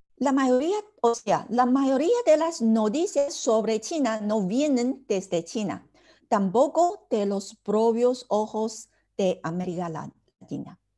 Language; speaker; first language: Spanish; non-native, fluent; Chinese